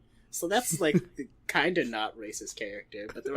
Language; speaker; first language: English; native; English